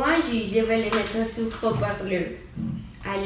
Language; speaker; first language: French; non-native, learner; Spanish